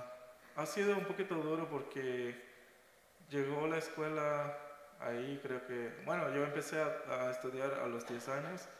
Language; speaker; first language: Spanish; non-native, local second language; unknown